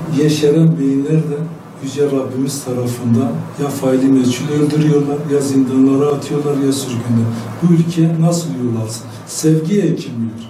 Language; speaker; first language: Turkish; non-native, local second language; Kurdish